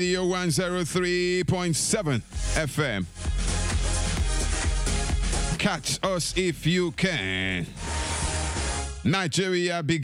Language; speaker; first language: English; non-native, local second language; Yoruba